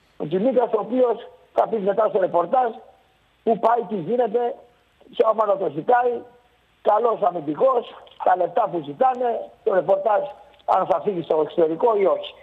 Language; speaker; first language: Greek; native; Greek